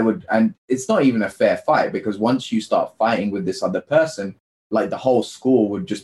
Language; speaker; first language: English; native; English